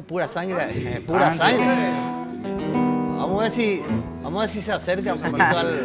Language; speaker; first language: Spanish; native; Spanish